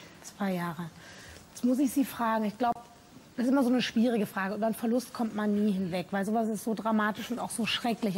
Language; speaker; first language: German; native; German